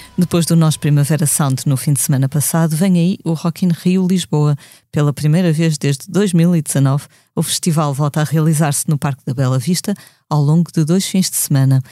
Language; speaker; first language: Portuguese; native; Portuguese